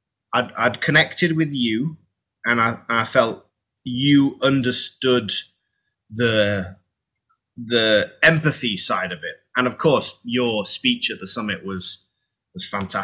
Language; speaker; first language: English; native; English